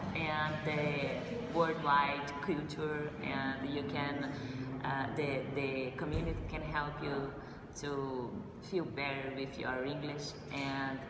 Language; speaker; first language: English; non-native, learner; Portuguese